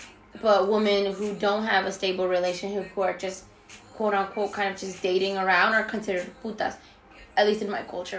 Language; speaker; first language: English; native; English